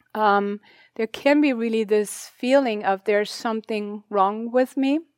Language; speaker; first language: English; non-native, fluent; German